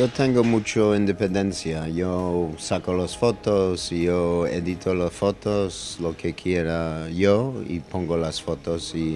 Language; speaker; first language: Spanish; non-native, learner; English